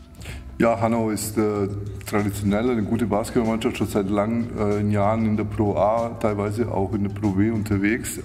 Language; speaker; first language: German; native; German